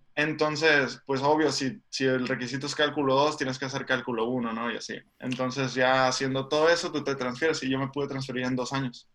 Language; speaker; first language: Spanish; native; Spanish